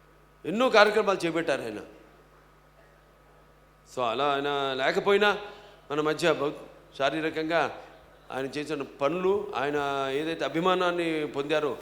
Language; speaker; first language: Telugu; native; Telugu